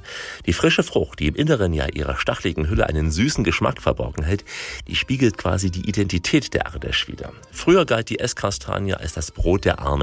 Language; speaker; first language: German; native; German